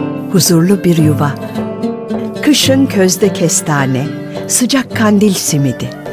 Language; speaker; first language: Turkish; native; Turkish